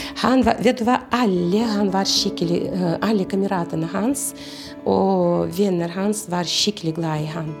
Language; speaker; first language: Norwegian; non-native, fluent; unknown